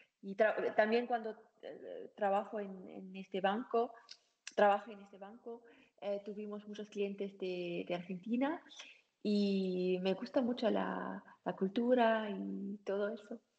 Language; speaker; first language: Spanish; non-native, learner; German